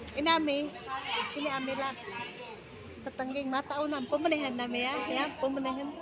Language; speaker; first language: Filipino; non-native, local second language; Cebuano